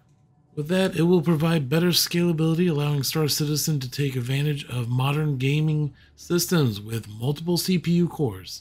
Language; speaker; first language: English; native; English